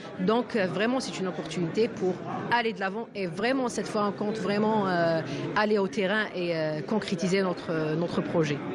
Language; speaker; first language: French; non-native, local second language; Arabic